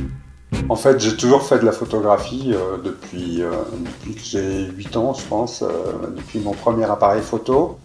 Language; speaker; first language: French; native; French